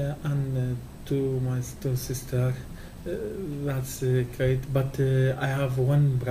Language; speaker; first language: English; non-native, learner; Kurdish